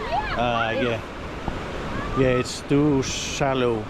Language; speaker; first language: English; non-native, learner; Greek